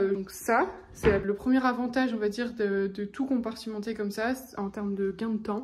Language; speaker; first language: French; native; French